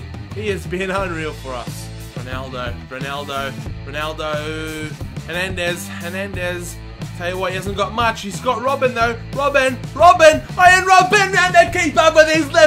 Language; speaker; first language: English; native; English